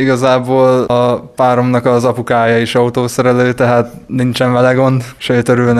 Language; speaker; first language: Hungarian; native; Hungarian